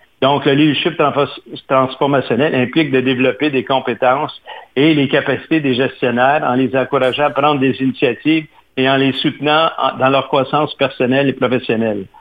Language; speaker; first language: French; native; French